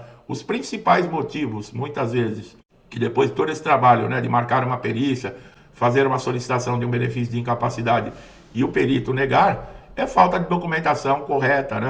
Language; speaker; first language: Portuguese; native; Portuguese